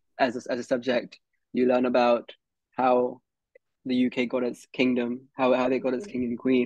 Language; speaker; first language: English; early bilingual, other home language; Hindi